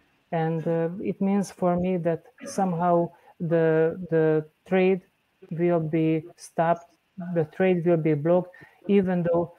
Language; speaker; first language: English; non-native, learner; Hungarian